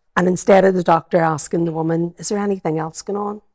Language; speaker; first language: English; native; English